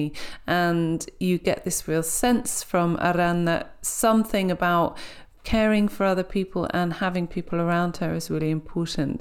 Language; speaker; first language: English; native; English